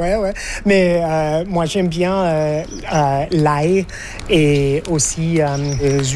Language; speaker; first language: French; non-native, learner; English